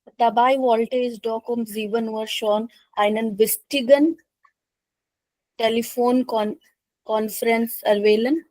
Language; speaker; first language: German; non-native, learner; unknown